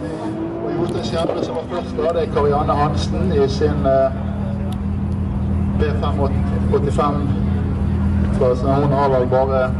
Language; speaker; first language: Norwegian; native; Norwegian